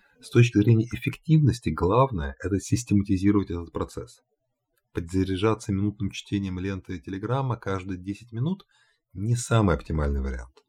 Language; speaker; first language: Russian; native; Russian